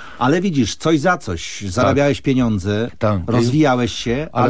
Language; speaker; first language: Polish; native; Polish